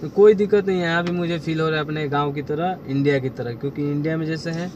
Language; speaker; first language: Hindi; native; Hindi